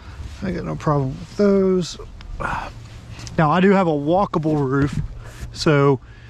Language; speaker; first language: English; native; English